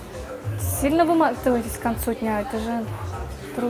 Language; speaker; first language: Russian; native; Russian